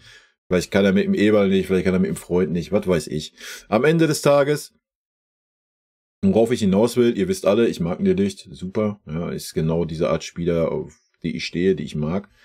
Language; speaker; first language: German; native; German